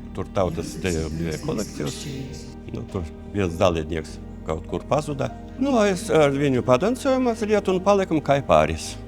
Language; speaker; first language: Latvian; native; Latvian